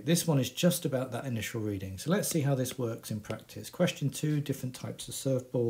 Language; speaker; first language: English; native; English